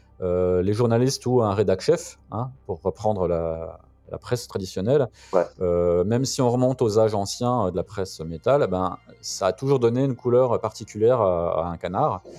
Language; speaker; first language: French; native; French